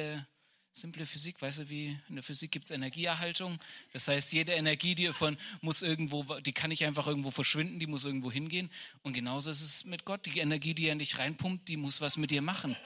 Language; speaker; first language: German; native; German